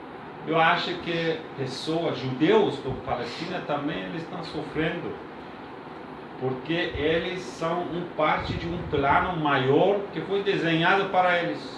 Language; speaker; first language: Portuguese; non-native, learner; Persian